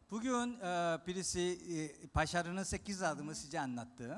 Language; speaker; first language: Turkish; non-native, fluent; Korean